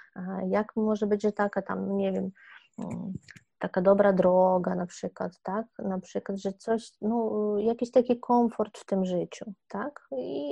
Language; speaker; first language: Polish; non-native, fluent; Ukrainian